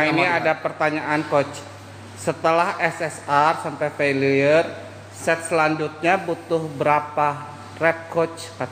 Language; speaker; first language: Indonesian; native; Indonesian